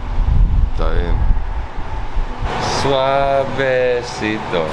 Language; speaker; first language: Spanish; non-native, learner; English